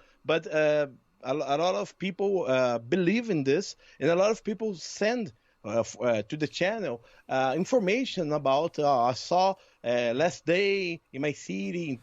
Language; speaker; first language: English; non-native, learner; Portuguese